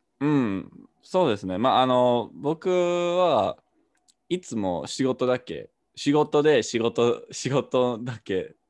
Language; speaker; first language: Japanese; non-native, fluent; English